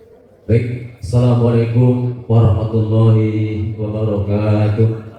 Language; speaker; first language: Indonesian; native; Indonesian